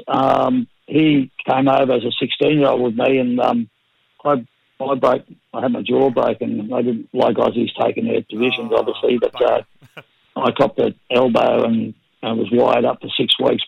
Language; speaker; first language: English; native; English